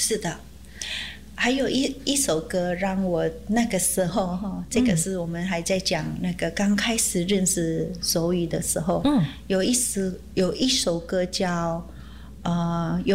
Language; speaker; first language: Chinese; non-native, fluent; Indonesian